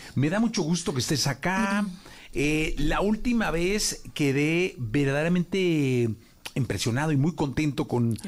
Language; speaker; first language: Spanish; native; Spanish